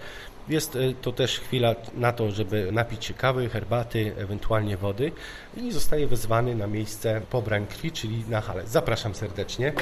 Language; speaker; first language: Polish; native; Polish